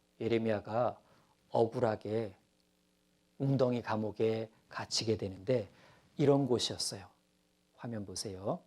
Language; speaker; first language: Korean; native; Korean